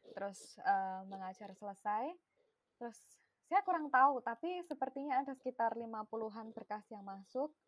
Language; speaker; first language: Indonesian; non-native, local second language; Javanese